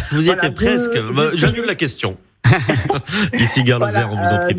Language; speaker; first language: French; native; French